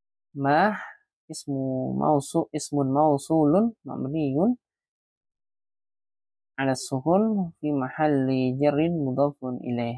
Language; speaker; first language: Arabic; non-native, fluent; Indonesian